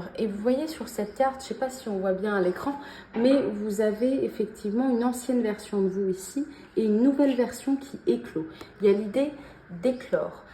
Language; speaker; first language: French; native; French